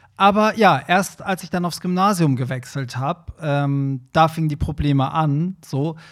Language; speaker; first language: German; early bilingual, other home language; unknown